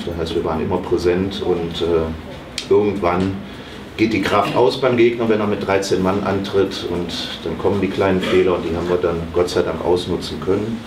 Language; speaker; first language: German; native; German